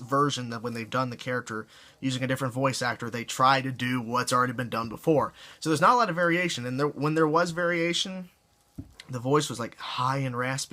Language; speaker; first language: English; native; English